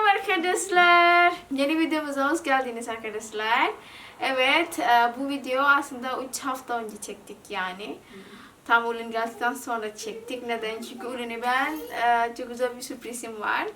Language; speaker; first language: Turkish; non-native, learner; Indonesian